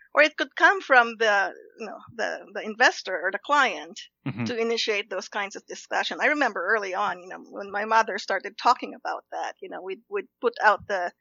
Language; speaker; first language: English; non-native, local second language; Filipino